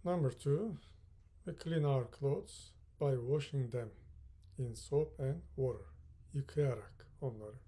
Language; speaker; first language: English; non-native, fluent; Turkish